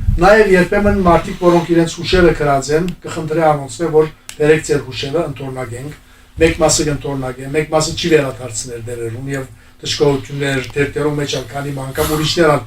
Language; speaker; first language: Armenian; native; Armenian